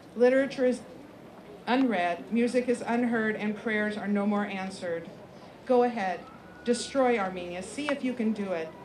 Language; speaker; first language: English; native; English